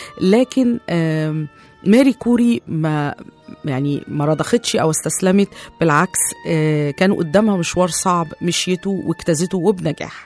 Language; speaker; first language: Arabic; native; Arabic